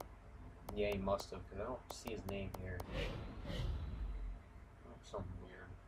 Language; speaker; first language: English; native; English